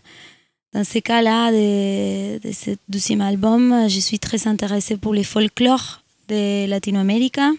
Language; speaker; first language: French; non-native, fluent; Spanish